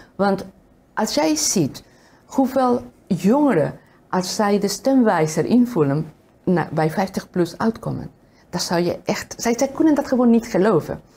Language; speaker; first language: Dutch; non-native, fluent; Spanish